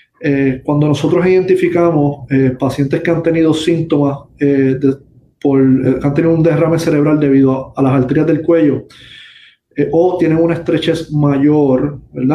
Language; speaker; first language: Spanish; native; Spanish